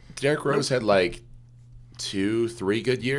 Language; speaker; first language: English; native; English